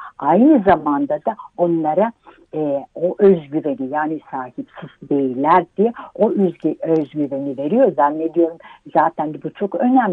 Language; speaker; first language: Turkish; early bilingual, heritage; Turkish